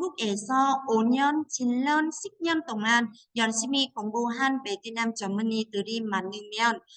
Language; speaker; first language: Korean; non-native, fluent; Vietnamese